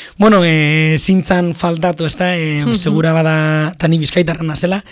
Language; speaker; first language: Basque; native; Basque